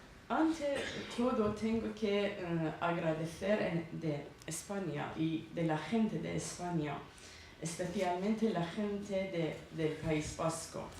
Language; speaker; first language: Spanish; non-native, learner; Persian